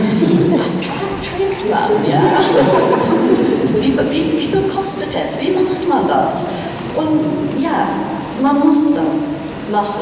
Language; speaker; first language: German; non-native, fluent; English